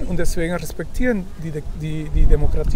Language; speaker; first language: German; non-native, fluent; Spanish